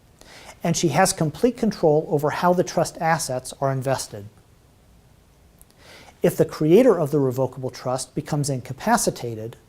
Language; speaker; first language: English; native; English